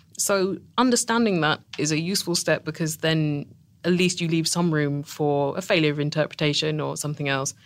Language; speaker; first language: English; native; English